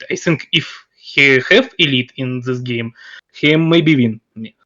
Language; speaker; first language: English; non-native, learner; Russian